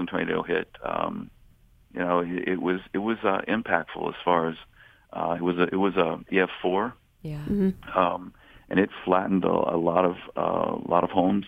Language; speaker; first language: English; native; English